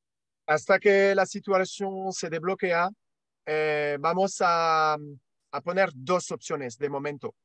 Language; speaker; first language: Spanish; non-native, learner; French